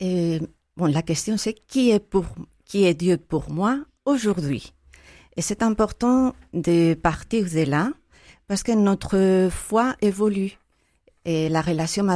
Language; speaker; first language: French; non-native, fluent; Spanish